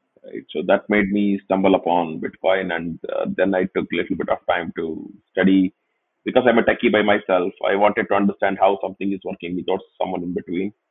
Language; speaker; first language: English; non-native, local second language; Kannada